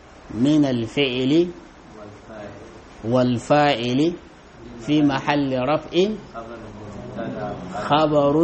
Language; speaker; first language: Arabic; non-native, fluent; Hausa